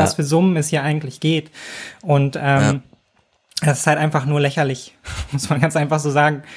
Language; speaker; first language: German; native; German